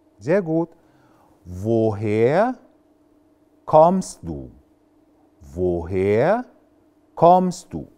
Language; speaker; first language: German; non-native, fluent; Arabic